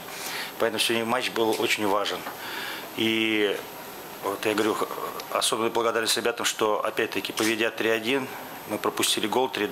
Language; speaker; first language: Russian; native; Russian